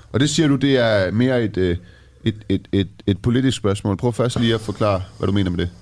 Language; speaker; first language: Danish; early bilingual, other home language; Persian